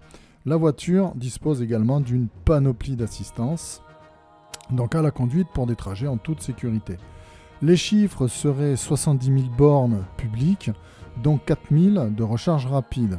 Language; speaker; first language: French; native; French